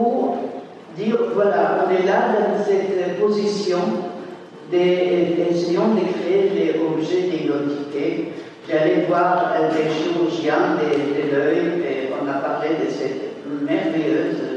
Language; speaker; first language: French; non-native, fluent; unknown